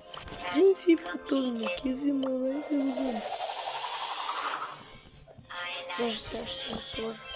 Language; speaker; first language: Bulgarian; native; Bulgarian